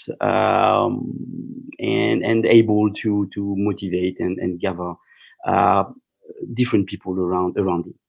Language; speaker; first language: English; non-native, fluent; French